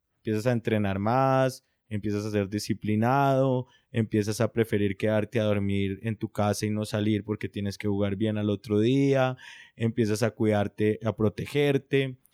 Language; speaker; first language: Spanish; native; Spanish